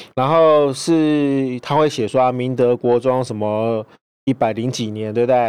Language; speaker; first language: Chinese; native; Chinese